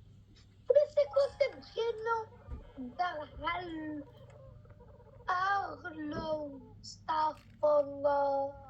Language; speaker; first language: French; native; French